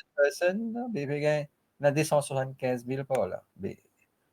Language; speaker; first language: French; non-native, local second language; Morisyen